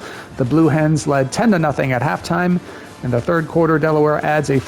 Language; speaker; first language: English; native; English